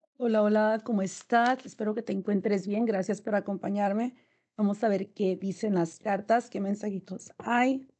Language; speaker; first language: Spanish; native; Spanish